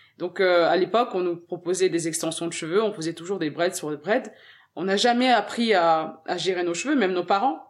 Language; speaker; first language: French; early bilingual, other home language; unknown